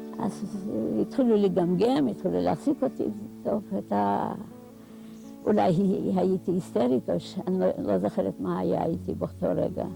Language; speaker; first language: Hebrew; non-native, fluent; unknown